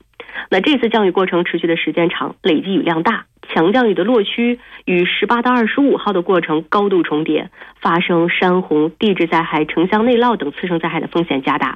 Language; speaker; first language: Chinese; native; Chinese